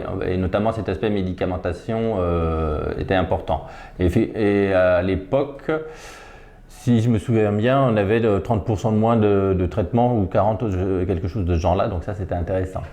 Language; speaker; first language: French; native; French